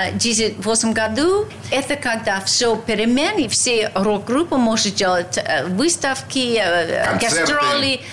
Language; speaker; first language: Russian; non-native, fluent; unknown